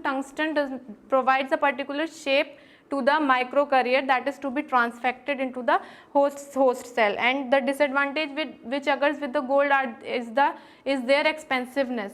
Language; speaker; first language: English; non-native, local second language; Hindi